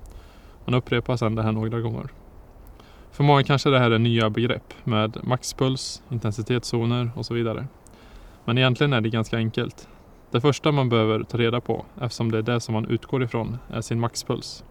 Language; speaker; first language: Swedish; native; Swedish